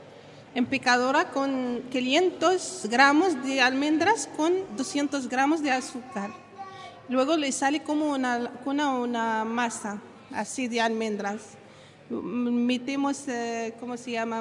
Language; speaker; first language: Spanish; non-native, learner; Arabic